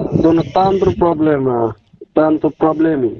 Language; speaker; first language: Italian; non-native, learner; Bangla